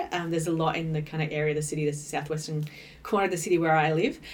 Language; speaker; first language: English; native; English